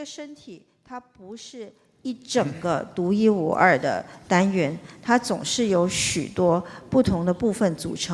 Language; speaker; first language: Chinese; native; Chinese